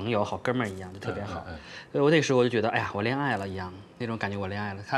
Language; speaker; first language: Chinese; native; Chinese